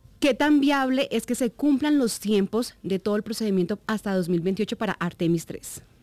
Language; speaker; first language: Spanish; native; Spanish